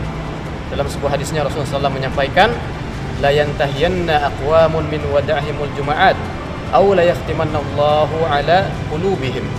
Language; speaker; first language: Indonesian; native; Indonesian